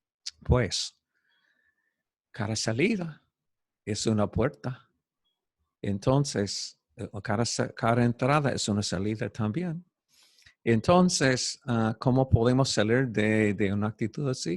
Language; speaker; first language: Spanish; non-native, fluent; English